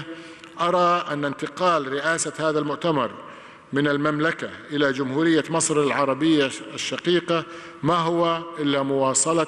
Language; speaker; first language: Arabic; native; Arabic